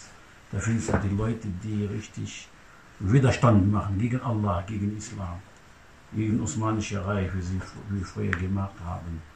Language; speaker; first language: German; non-native, learner; Turkish